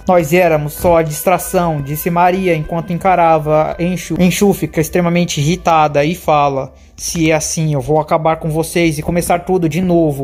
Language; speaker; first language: Portuguese; native; Portuguese